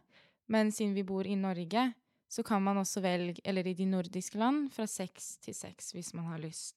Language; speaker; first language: Norwegian; early bilingual, other home language; Persian